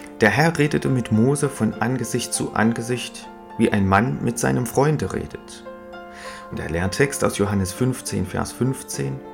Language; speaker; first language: German; native; German